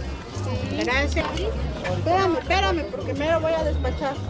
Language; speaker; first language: Spanish; native; Spanish